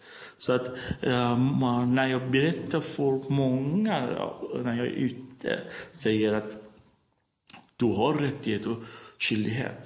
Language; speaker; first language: Swedish; non-native, learner; Persian